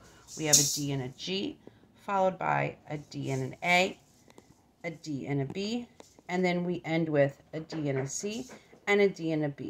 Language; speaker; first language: English; native; English